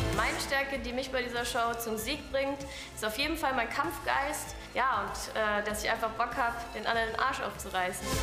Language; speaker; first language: German; native; German